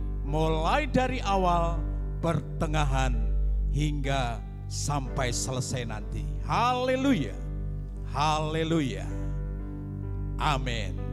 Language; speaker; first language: Indonesian; native; Indonesian